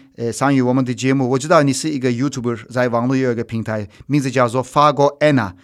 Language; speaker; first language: Chinese; non-native, fluent; Turkish